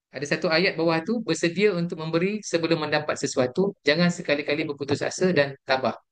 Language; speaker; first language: Malay; native; Malay